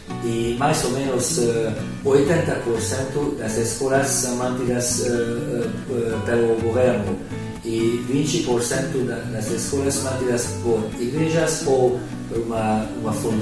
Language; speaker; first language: Portuguese; non-native, learner; Hungarian